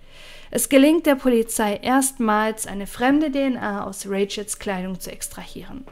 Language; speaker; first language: German; native; German